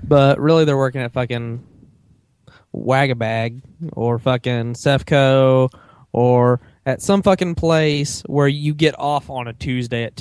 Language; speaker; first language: English; native; English